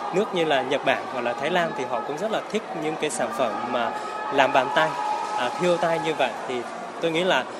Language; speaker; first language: Vietnamese; non-native, local second language; Hmong